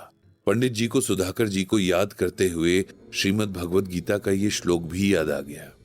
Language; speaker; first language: Hindi; native; Hindi